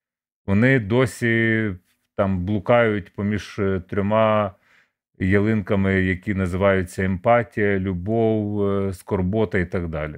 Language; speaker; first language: Ukrainian; native; Ukrainian